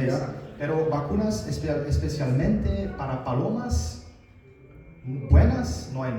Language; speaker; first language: Spanish; non-native, learner; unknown